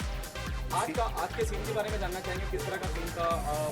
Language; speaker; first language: Hindi; native; Hindi